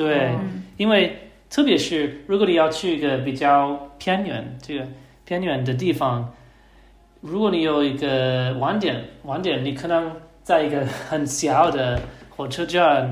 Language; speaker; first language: Chinese; non-native, learner; English